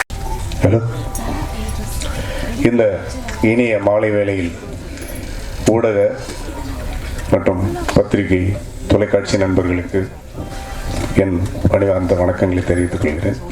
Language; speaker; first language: Tamil; native; Tamil